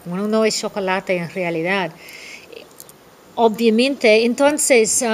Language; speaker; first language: Spanish; non-native, fluent; English